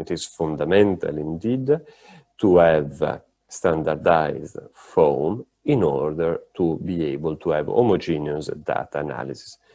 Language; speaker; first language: English; non-native, fluent; Italian